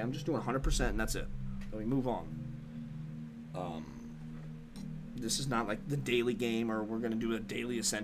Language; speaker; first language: English; native; English